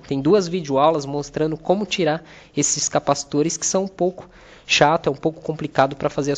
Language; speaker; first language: Portuguese; native; Portuguese